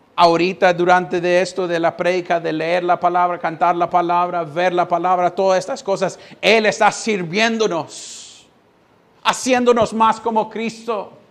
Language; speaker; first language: Spanish; non-native, fluent; English